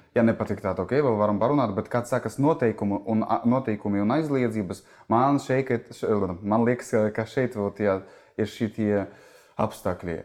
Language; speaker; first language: Latvian; non-native, local second language; Russian